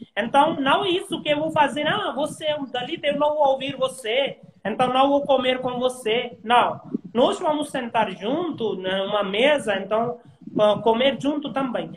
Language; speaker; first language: Portuguese; non-native, learner; Hindi